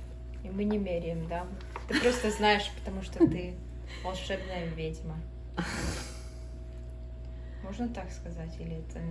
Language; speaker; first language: Russian; early bilingual, other home language; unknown